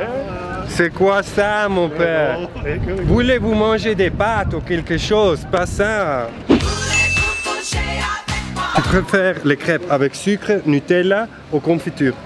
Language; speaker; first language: French; non-native, learner; Spanish